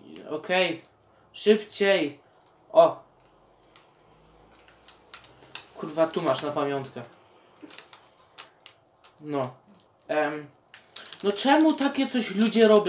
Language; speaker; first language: Polish; native; Polish